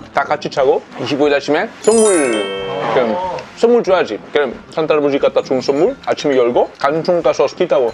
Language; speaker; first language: Korean; non-native, fluent; Italian